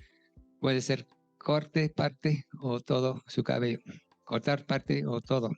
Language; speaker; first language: Spanish; non-native, fluent; English